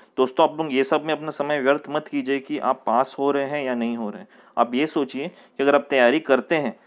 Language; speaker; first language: Hindi; native; Hindi